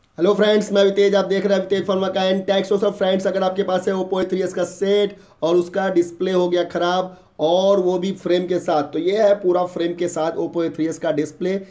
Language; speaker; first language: Hindi; native; Hindi